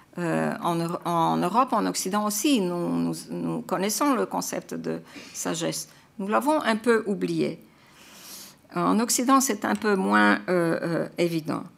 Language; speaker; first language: French; non-native, fluent; Croatian